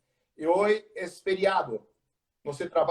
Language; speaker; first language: Spanish; non-native, learner; Portuguese